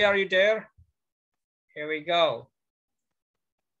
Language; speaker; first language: English; non-native, fluent; Indonesian